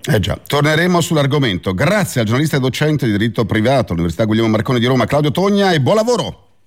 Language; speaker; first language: Italian; native; Italian